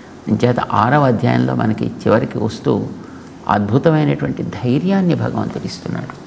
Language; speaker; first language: Telugu; native; Telugu